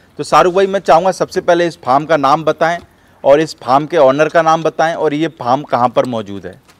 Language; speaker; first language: Hindi; native; Hindi